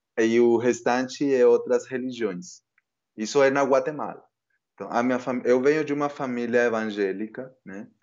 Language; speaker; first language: Portuguese; non-native, fluent; Spanish